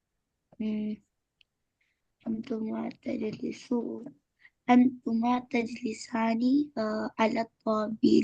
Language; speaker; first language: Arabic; non-native, learner; Hindi